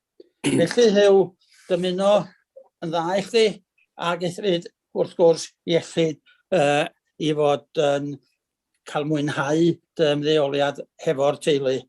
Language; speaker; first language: Welsh; native; Welsh